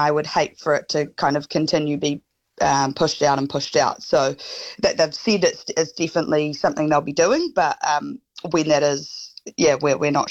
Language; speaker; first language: English; native; English